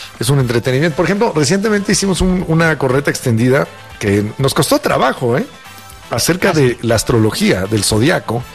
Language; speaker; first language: Spanish; native; Spanish